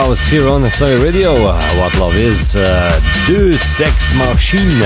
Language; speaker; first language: English; non-native, fluent; Slovenian